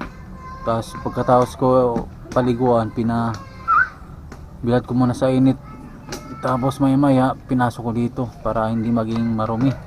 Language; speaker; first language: Filipino; non-native, local second language; Cebuano